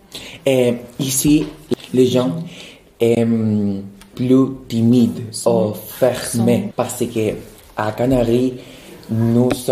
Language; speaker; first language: French; non-native, learner; Spanish